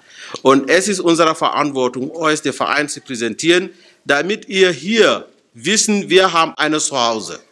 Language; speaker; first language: German; non-native, fluent; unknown